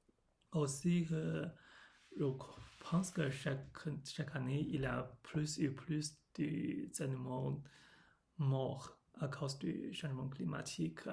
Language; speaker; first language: French; non-native, learner; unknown